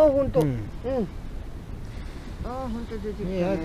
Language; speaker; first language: Japanese; native; Japanese